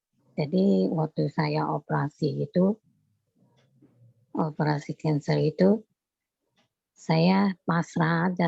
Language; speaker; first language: Indonesian; non-native, local second language; Chinese